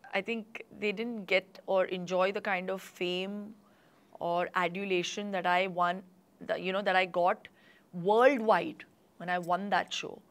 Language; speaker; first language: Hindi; non-native, local second language; Tulu